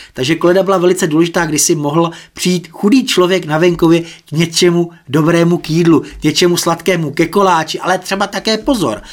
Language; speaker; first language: Czech; native; Czech